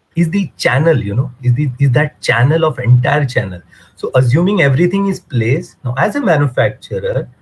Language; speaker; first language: English; non-native, local second language; Hindi